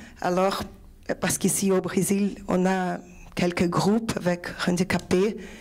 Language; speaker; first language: French; non-native, learner; Portuguese